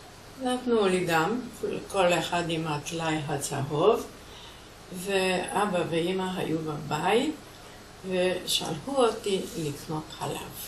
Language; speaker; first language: Hebrew; non-native, fluent; Hungarian